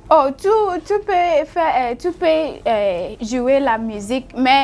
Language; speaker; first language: French; non-native, learner; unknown